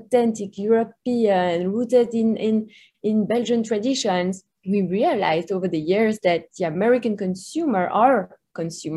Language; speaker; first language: English; non-native, fluent; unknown